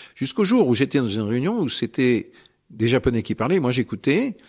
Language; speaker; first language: French; native; French